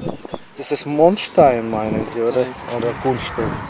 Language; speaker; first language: German; non-native, learner; Russian